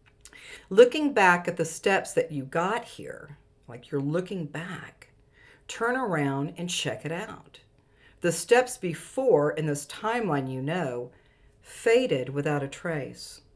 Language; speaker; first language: English; native; English